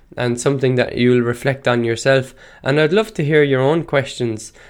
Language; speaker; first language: English; non-native, local second language; Irish